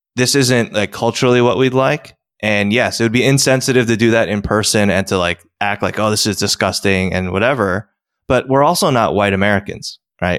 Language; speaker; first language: English; native; English